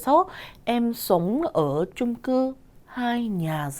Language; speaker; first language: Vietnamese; non-native, fluent; Korean